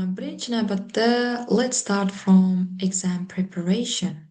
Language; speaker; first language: English; non-native, fluent; Uzbek